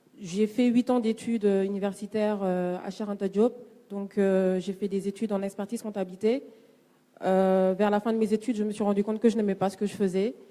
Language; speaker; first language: French; native; French